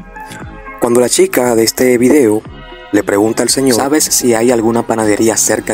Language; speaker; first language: Spanish; native; Spanish